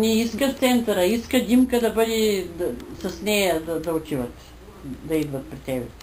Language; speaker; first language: Bulgarian; native; Bulgarian